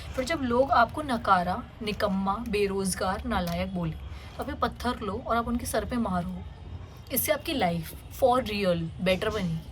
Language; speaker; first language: Hindi; native; Hindi